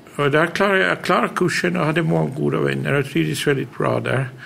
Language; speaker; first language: Swedish; early bilingual, heritage; Swedish